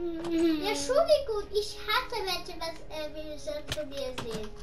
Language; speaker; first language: German; non-native, learner; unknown